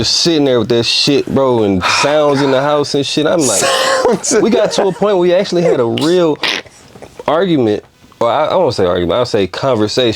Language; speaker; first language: English; native; English